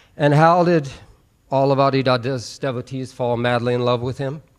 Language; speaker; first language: English; native; English